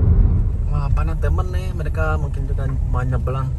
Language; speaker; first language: Indonesian; non-native, fluent; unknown